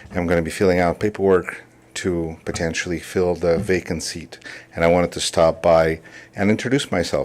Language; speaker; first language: English; non-native, fluent; Russian